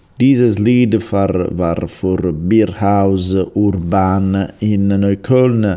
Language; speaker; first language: German; non-native, learner; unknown